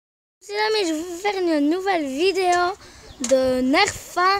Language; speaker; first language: French; native; French